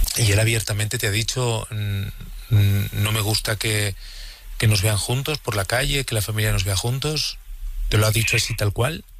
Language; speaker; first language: Spanish; native; Spanish